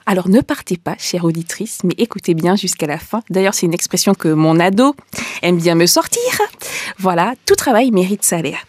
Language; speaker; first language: French; native; French